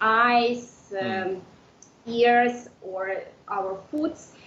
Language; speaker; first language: English; non-native, fluent; Udmurt